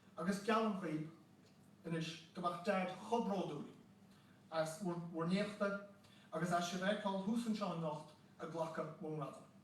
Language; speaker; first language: Irish; native; Irish